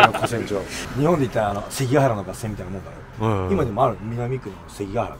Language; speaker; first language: Japanese; native; Japanese